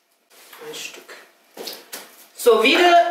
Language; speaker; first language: German; non-native, fluent; Chinese